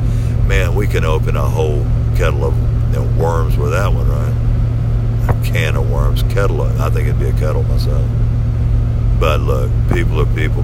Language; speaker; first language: English; native; English